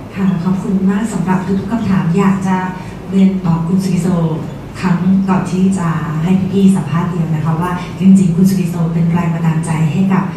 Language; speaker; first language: Thai; native; Thai